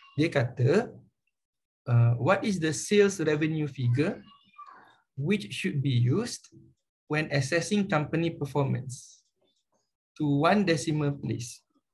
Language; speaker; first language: English; non-native, local second language; Malay